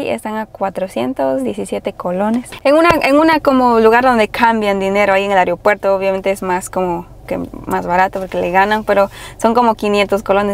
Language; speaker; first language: Spanish; native; Spanish